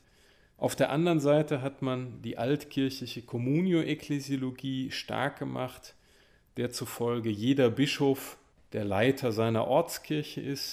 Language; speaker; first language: German; native; German